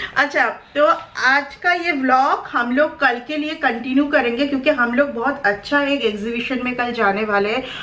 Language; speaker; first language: Hindi; non-native, local second language; Bangla